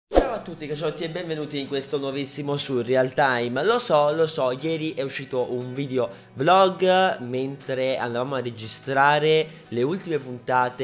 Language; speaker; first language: Italian; native; Italian